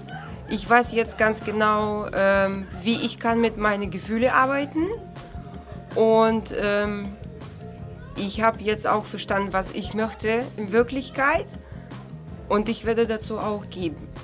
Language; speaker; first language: German; non-native, fluent; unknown